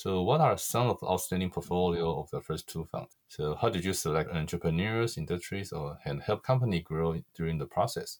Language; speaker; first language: English; non-native, fluent; Chinese